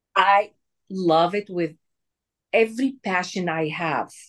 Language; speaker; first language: English; non-native, fluent; Arabic